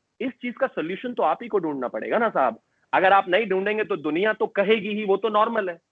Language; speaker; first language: Hindi; native; Hindi